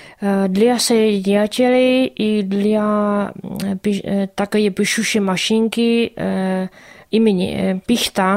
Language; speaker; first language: Russian; non-native, learner; Czech